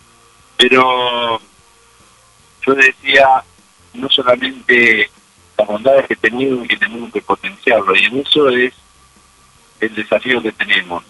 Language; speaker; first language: Spanish; native; Spanish